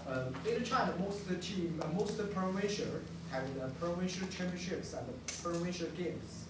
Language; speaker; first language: English; non-native, learner; Chinese